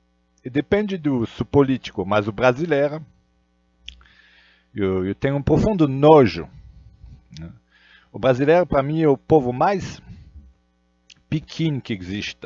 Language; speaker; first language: Portuguese; non-native, fluent; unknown